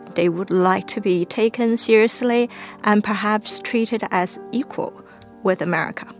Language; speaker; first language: English; non-native, fluent; Chinese